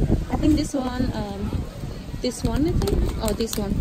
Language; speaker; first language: English; non-native, fluent; Khmer